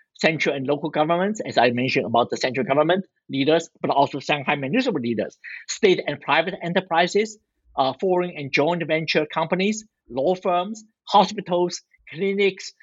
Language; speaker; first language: English; non-native, fluent; Chinese